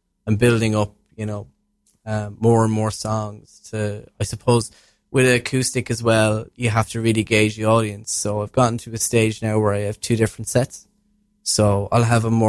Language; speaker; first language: English; native; English